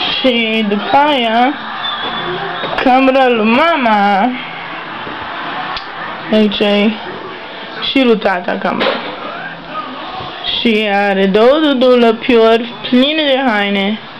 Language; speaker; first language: Romanian; early bilingual, heritage; Romanian